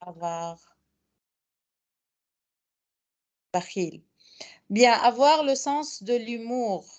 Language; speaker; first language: French; non-native, fluent; Arabic